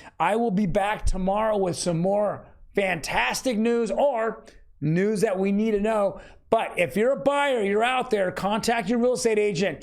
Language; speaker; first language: English; native; English